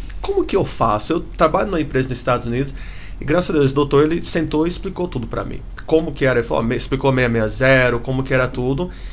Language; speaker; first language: Portuguese; early bilingual, heritage; Portuguese